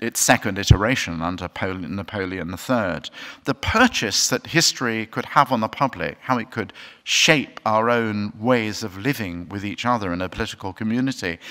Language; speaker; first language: English; native; English